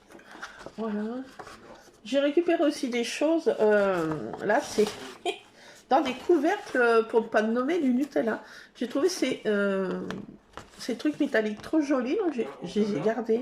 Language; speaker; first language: French; native; French